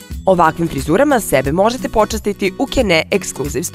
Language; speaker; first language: Croatian; native; Croatian